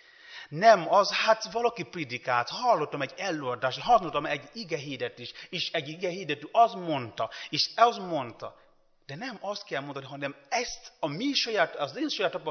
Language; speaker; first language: Hungarian; non-native, learner; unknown